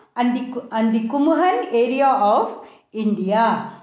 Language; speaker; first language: English; non-native, local second language; Tamil